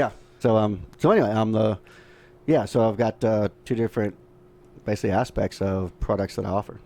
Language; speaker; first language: English; native; English